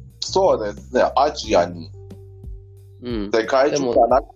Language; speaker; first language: Japanese; non-native, learner; Persian